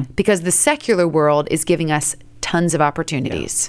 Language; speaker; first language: English; native; English